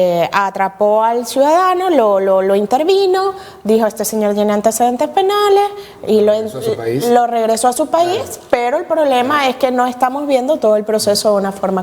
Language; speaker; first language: Spanish; native; Spanish